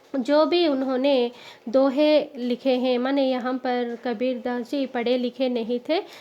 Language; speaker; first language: Hindi; non-native, local second language; Telugu